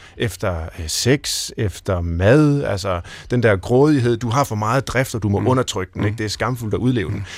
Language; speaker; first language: Danish; native; Danish